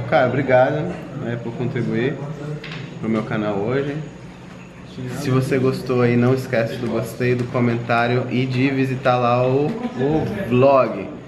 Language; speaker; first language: Portuguese; native; Portuguese